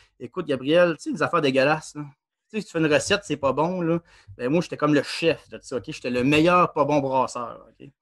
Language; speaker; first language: French; native; French